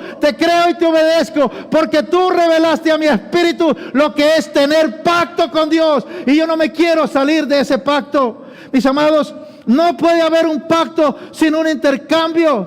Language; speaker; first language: Spanish; native; Spanish